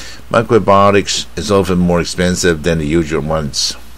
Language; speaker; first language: English; non-native, fluent; Chinese